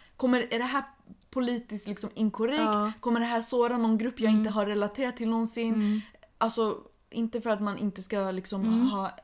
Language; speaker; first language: Swedish; early bilingual, other home language; Persian